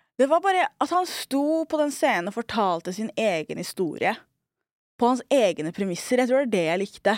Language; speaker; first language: Norwegian; early bilingual, other home language; Somali